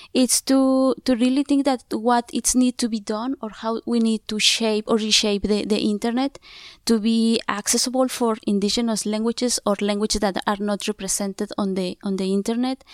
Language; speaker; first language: English; non-native, fluent; Zapotec